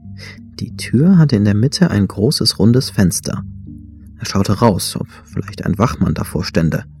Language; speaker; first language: German; native; German